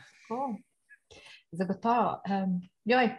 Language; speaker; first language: Slovenian; native; Slovenian